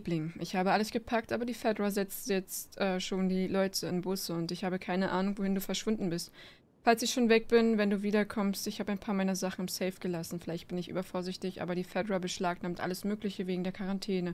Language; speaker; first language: German; native; German